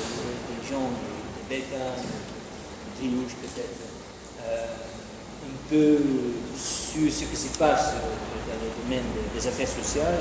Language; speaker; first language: French; non-native, fluent; Dutch